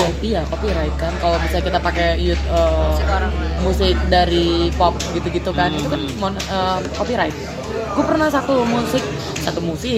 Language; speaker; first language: Indonesian; native; Indonesian